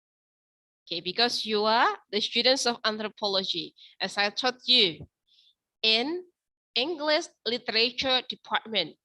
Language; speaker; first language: English; non-native, fluent; Indonesian